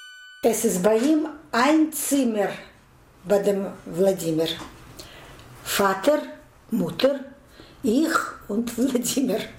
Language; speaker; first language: German; non-native, learner; Russian